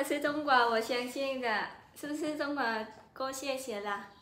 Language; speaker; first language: Chinese; non-native, learner; Lao